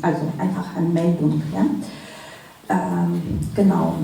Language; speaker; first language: German; non-native, fluent; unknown